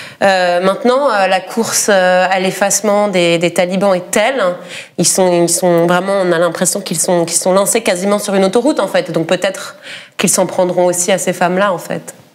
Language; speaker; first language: French; native; French